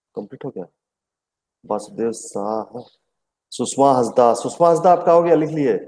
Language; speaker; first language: Hindi; native; Hindi